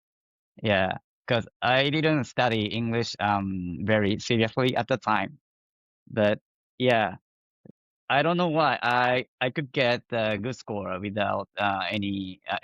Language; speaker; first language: English; non-native, fluent; Japanese